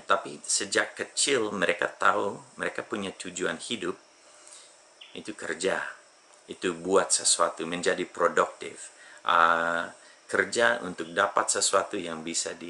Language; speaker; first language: Indonesian; non-native, fluent; English